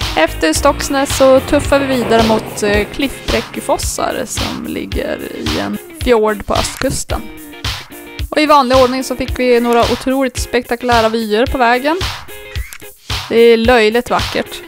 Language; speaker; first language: Swedish; native; Swedish